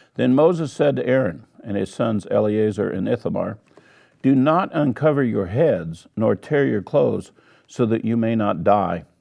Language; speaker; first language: English; native; English